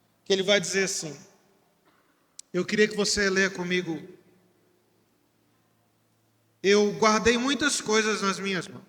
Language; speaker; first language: Portuguese; native; Portuguese